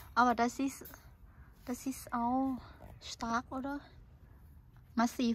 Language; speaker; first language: German; non-native, learner; Thai